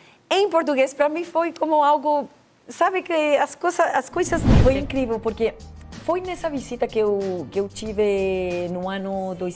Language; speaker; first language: Portuguese; non-native, fluent; Spanish